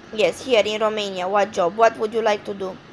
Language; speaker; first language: English; non-native, fluent; Romanian